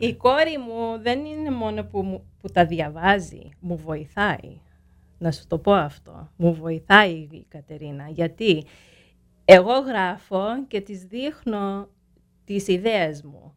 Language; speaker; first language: Greek; early bilingual, heritage; Greek